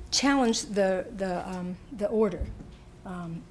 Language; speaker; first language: English; native; English